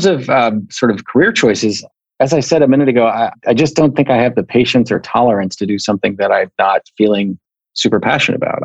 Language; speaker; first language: English; native; English